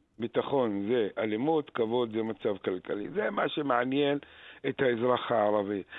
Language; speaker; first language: Hebrew; non-native, local second language; Arabic